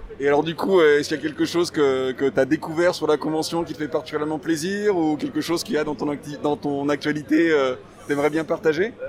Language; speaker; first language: French; native; French